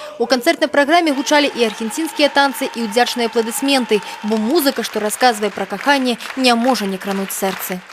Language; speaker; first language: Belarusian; native; Belarusian